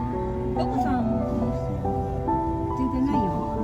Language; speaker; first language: Japanese; non-native, learner; Chinese